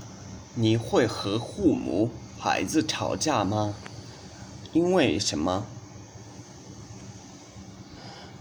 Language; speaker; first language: Chinese; non-native, learner; Japanese